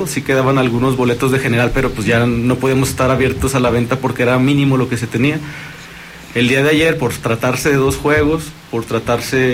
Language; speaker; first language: Spanish; native; Spanish